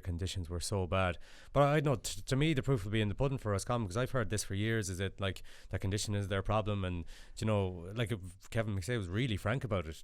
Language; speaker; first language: English; native; English